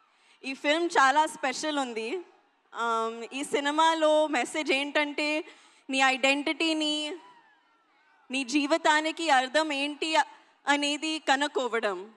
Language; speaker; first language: Telugu; non-native, learner; Hindi